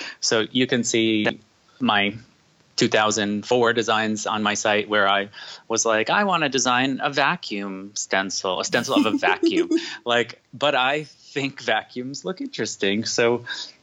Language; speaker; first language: English; native; English